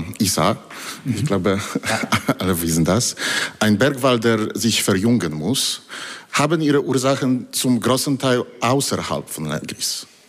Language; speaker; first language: German; non-native, fluent; Polish